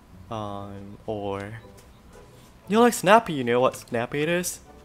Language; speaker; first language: English; non-native, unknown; Indonesian